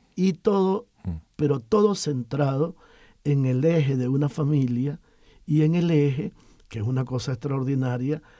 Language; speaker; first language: Spanish; native; Spanish